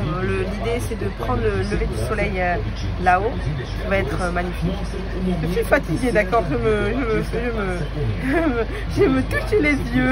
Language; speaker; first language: French; native; French